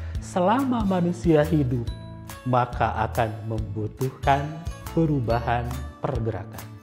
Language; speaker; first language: Indonesian; non-native, local second language; Sundanese